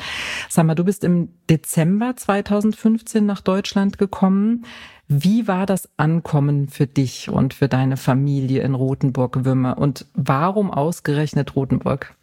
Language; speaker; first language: German; native; German